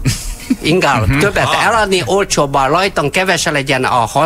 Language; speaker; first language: Hungarian; non-native, learner; Chinese